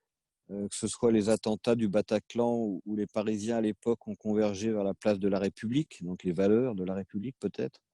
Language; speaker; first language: French; native; French